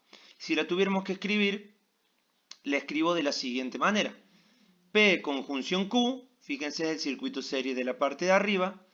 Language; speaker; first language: Spanish; native; Spanish